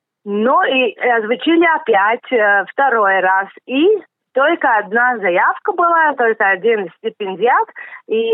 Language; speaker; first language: Russian; non-native, local second language; Latvian